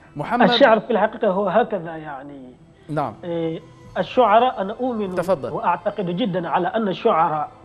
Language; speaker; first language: Arabic; non-native, fluent; Wolof